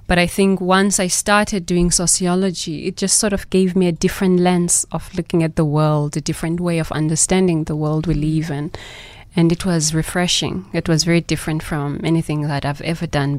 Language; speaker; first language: English; non-native, local second language; Xhosa